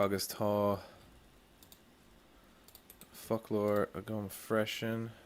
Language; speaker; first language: Irish; non-native, local second language; English